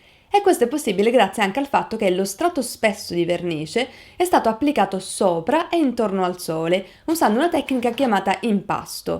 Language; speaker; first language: Italian; native; Italian